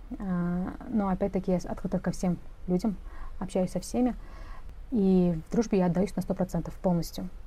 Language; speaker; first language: Russian; non-native, local second language; Kazakh